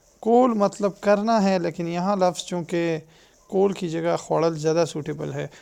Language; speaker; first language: Urdu; non-native, local second language; Pashto